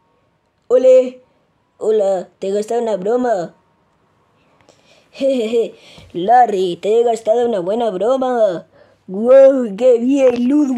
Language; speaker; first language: Spanish; native; Spanish